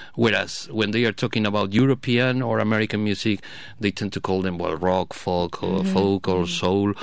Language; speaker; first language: English; non-native, fluent; Basque